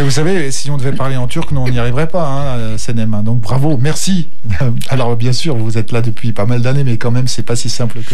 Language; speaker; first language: French; native; French